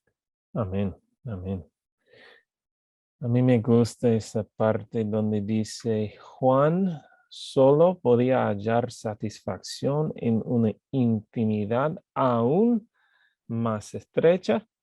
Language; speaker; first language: Spanish; non-native, fluent; English